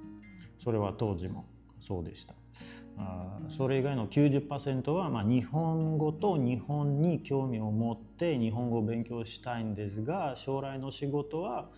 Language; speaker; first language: Japanese; non-native, fluent; Russian